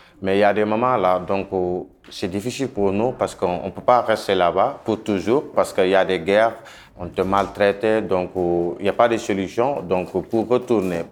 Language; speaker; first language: French; non-native, local second language; Wolof